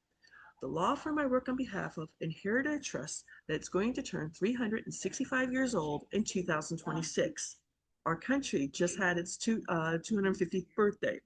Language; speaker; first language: English; native; English